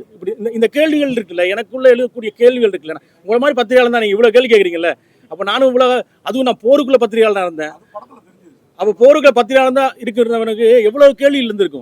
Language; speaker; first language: Tamil; native; Tamil